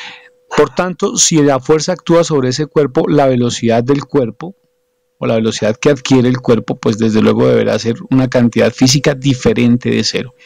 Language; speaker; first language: Spanish; native; Spanish